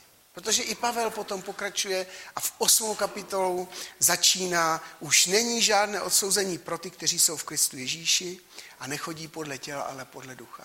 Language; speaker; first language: Czech; native; Czech